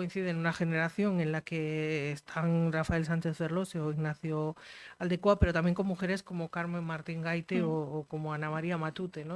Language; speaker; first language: Spanish; native; Spanish